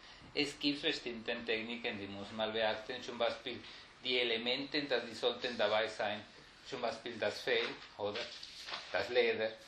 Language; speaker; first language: German; non-native, fluent; Spanish